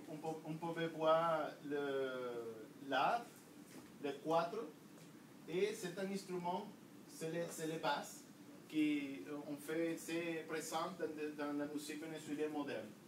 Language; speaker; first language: French; non-native, learner; Spanish